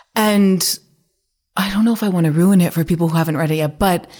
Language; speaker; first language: English; native; English